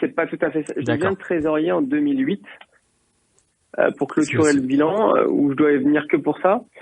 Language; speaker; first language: French; native; French